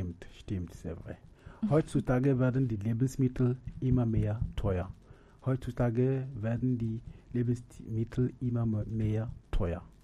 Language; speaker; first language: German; non-native, learner; French